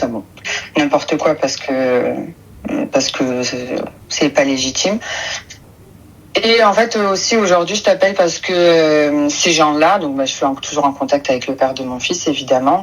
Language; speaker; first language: French; native; French